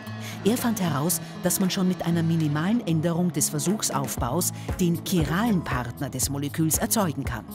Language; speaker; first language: German; native; German